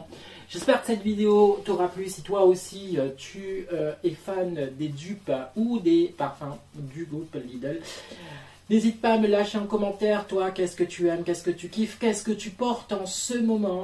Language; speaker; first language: French; native; French